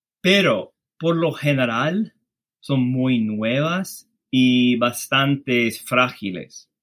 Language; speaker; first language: Spanish; non-native, fluent; English